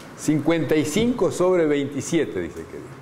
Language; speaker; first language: Spanish; native; Spanish